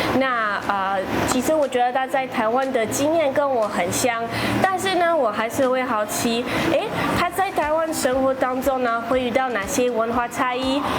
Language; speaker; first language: Chinese; non-native, fluent; French